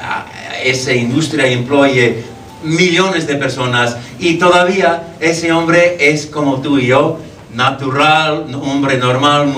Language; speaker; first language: Spanish; non-native, fluent; English